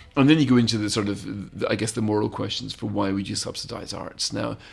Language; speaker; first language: English; native; English